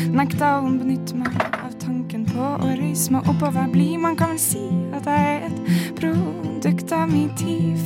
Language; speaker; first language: Norwegian; native; Norwegian